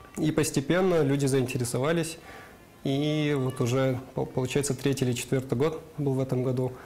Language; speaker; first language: Russian; non-native, local second language; Karachay-Balkar